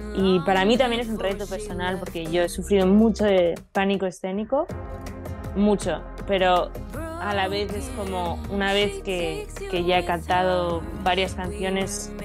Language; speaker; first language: Spanish; early bilingual, heritage; Spanish